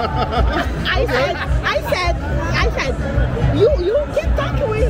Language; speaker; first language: English; non-native, learner; Portuguese